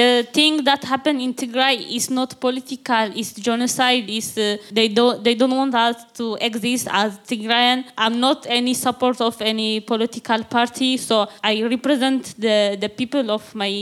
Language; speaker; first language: English; non-native, learner; Tigrinya